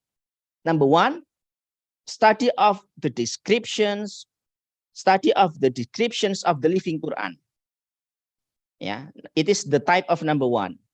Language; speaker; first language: English; non-native, learner; Indonesian